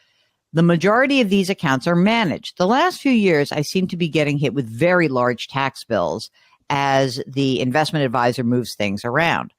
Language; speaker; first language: English; native; English